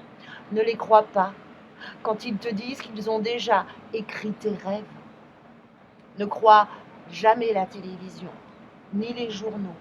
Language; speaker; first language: French; native; French